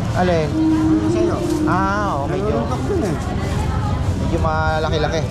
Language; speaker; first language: Filipino; native; Filipino